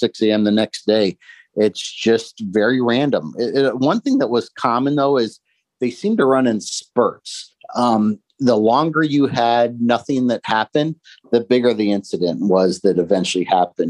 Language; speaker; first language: English; native; English